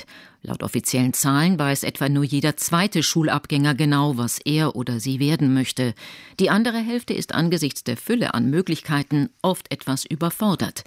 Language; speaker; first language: German; native; German